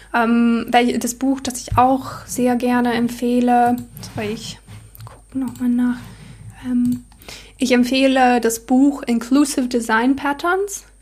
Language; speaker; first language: German; non-native, fluent; English